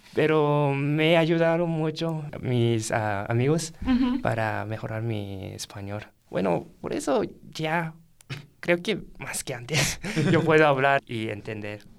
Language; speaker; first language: Spanish; non-native, fluent; Japanese